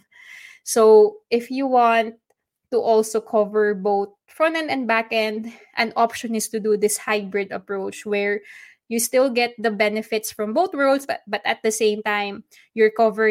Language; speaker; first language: English; non-native, local second language; Filipino